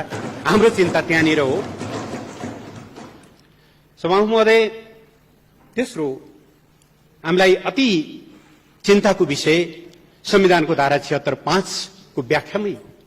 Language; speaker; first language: Nepali; native; Nepali